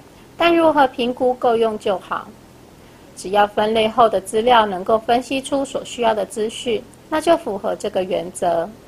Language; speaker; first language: Chinese; native; Chinese